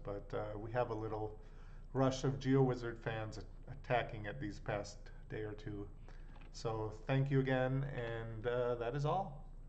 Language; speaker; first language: English; native; English